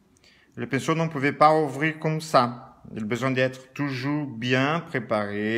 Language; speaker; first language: French; non-native, learner; Portuguese